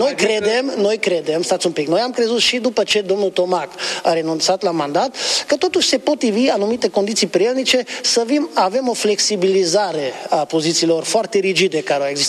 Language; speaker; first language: Romanian; non-native, local second language; Hungarian